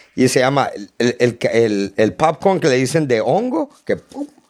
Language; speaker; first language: Spanish; early bilingual, heritage; Spanish